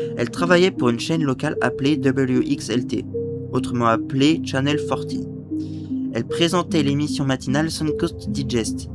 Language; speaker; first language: French; native; French